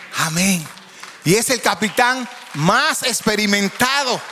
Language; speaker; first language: Spanish; native; Spanish